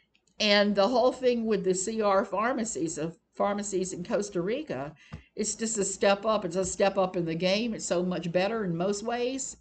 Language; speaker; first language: English; native; English